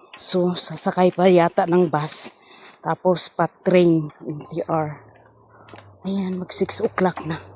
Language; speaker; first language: Filipino; non-native, local second language; Cebuano